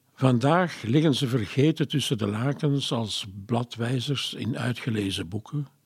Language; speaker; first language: Dutch; non-native, local second language; French